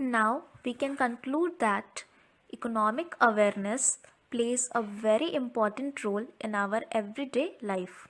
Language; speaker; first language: English; non-native, local second language; Hindi